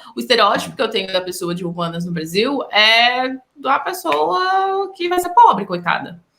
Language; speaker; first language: Portuguese; native; Portuguese